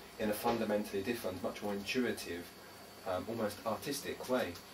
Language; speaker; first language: English; native; English